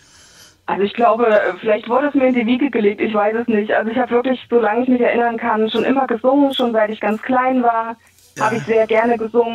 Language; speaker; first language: German; native; German